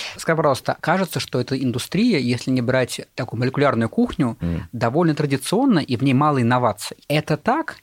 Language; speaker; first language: Russian; native; Russian